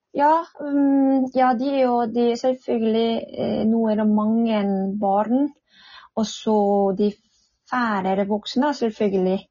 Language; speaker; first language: Norwegian; non-native, fluent; Korean